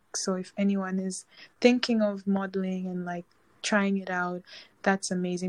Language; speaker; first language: English; non-native, local second language; Swahili